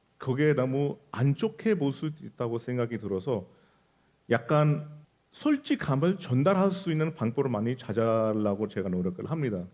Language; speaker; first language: Korean; non-native, fluent; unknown